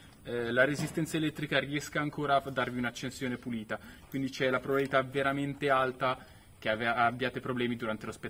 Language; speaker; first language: Italian; native; Italian